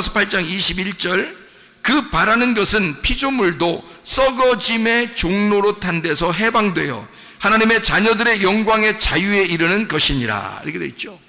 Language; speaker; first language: Korean; native; Korean